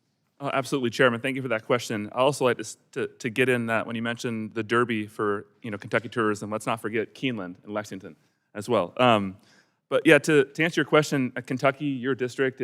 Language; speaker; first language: English; native; English